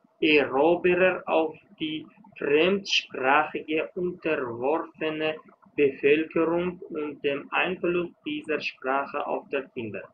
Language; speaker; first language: German; non-native, fluent; Uzbek